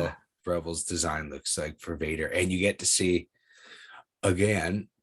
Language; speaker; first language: English; native; English